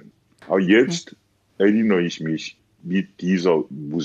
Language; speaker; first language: German; non-native, fluent; Korean